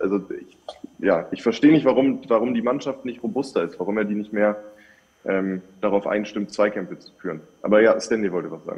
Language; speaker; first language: German; native; German